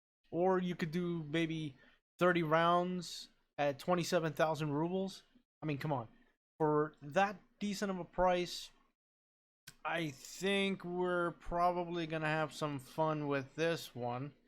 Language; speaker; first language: English; native; English